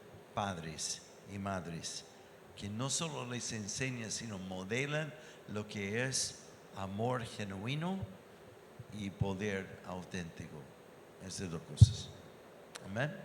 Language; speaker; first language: Spanish; non-native, fluent; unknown